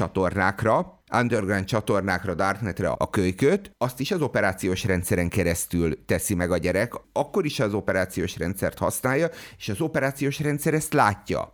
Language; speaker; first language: Hungarian; native; Hungarian